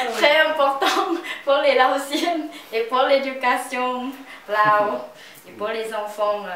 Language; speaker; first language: French; non-native, learner; Lao